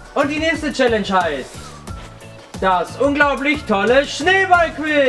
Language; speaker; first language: German; native; German